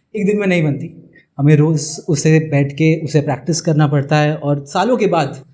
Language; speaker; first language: Hindi; non-native, local second language; Marathi